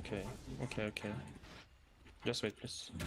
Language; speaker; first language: English; non-native, learner; Russian